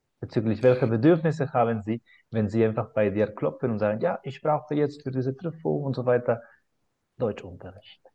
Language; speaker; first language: German; non-native, fluent; Spanish